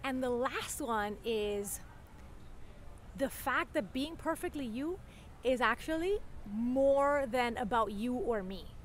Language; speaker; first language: English; non-native, fluent; Spanish